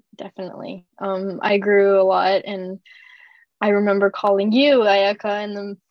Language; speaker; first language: English; early bilingual, other home language; Japanese